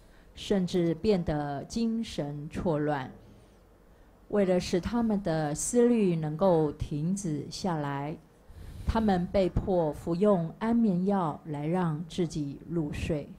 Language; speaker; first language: Chinese; native; Chinese